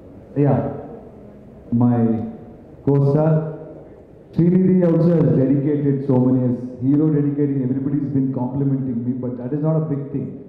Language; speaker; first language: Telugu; non-native, learner; Kannada